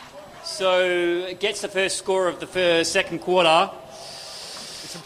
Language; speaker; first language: English; native; English